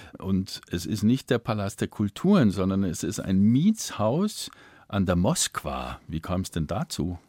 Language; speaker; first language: German; native; German